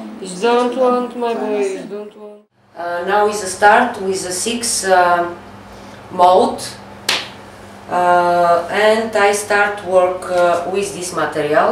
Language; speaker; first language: English; non-native, learner; Bulgarian